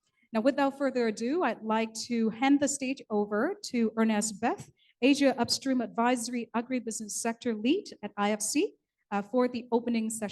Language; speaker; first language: English; non-native, local second language; Vietnamese